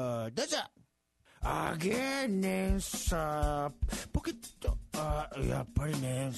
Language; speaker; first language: Japanese; native; Japanese